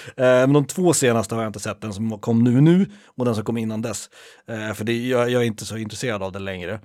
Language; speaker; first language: Swedish; native; Swedish